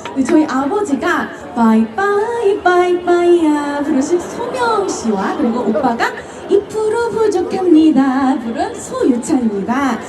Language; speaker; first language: Korean; native; Korean